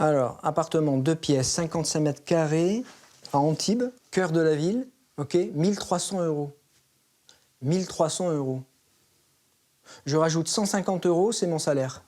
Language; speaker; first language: French; native; French